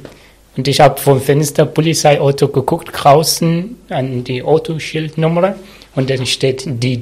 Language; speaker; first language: German; non-native, learner; Arabic